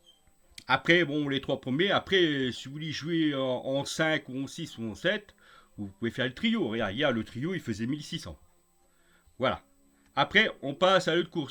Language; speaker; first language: French; native; French